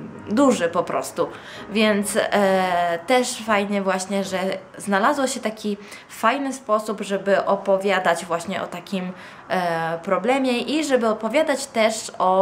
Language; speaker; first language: Polish; non-native, fluent; Italian